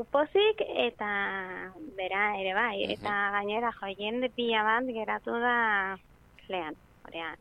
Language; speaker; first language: Basque; non-native, local second language; Spanish